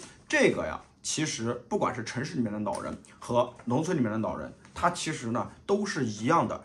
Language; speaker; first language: Chinese; native; Chinese